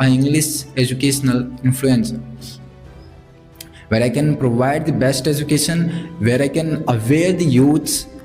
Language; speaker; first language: English; non-native, learner; Bhojpuri